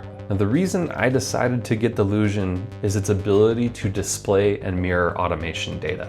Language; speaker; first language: English; native; English